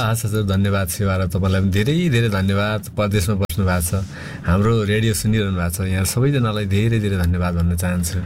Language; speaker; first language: Nepali; native; Nepali